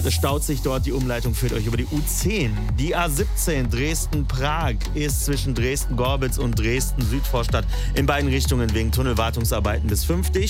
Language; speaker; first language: German; native; German